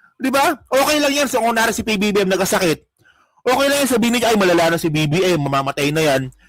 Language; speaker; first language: Filipino; native; Filipino